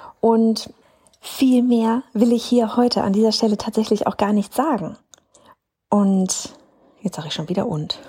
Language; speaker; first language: German; native; German